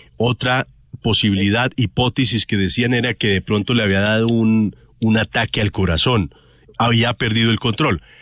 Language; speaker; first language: Spanish; native; Spanish